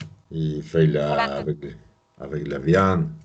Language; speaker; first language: French; non-native, learner; Spanish